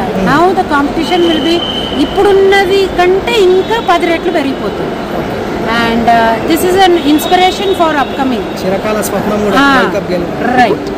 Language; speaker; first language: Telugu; native; Telugu